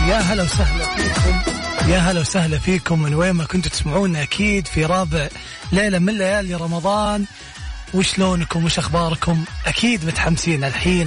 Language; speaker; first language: Arabic; native; Arabic